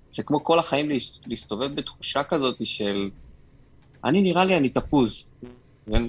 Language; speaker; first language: Hebrew; native; Hebrew